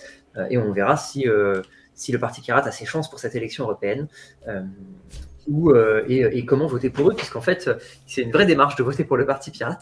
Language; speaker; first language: French; native; French